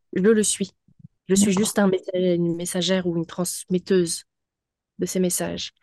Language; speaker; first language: French; native; French